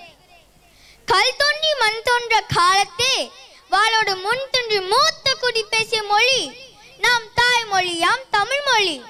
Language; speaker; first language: Tamil; early bilingual, heritage; Tamil